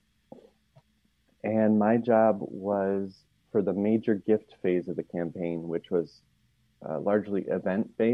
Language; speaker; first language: English; native; English